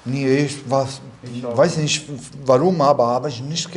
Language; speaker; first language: German; non-native, learner; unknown